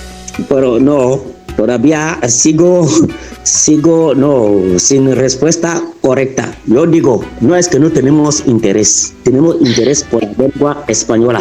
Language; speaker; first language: Spanish; non-native, fluent; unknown